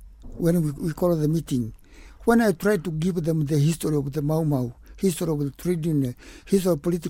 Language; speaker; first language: English; non-native, local second language; Kikuyu